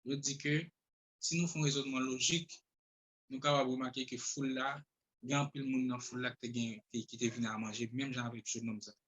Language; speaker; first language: French; non-native, local second language; Haitian Creole